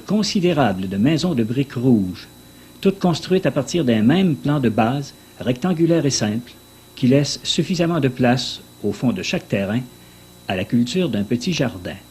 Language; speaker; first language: French; native; French